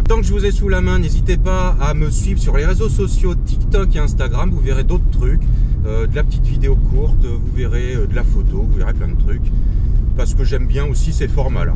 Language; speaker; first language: French; native; French